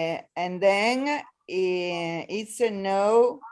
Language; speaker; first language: English; non-native, learner; Italian